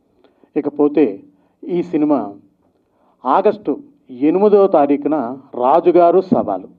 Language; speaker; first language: Telugu; native; Telugu